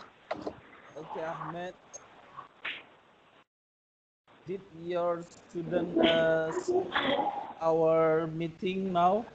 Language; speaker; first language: English; non-native, learner; Indonesian